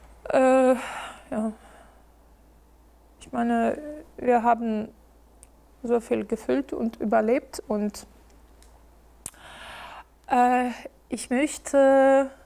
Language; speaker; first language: German; non-native, fluent; Ukrainian